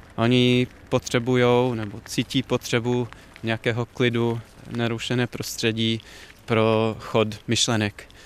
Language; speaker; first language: Czech; non-native, fluent; English